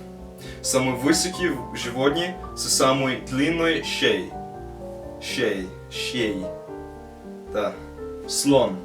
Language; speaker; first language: Russian; non-native, learner; English